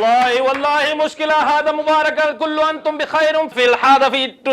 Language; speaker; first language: Arabic; non-native, learner; Punjabi